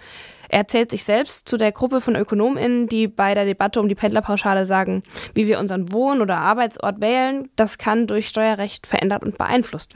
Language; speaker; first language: German; native; German